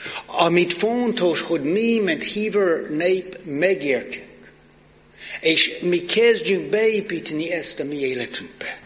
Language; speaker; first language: Hungarian; non-native, fluent; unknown